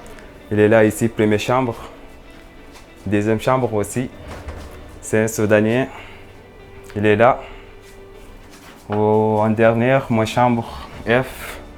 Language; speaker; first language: French; non-native, learner; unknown